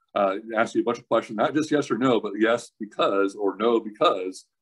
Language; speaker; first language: English; native; English